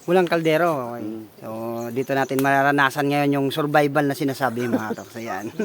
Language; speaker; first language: Filipino; non-native, local second language; Iloko